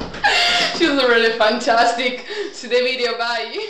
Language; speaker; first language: English; non-native, learner; Italian